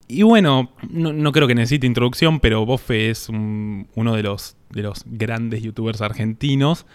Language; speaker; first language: Spanish; native; Spanish